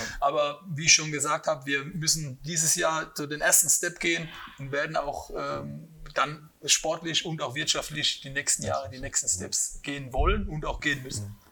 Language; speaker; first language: German; native; German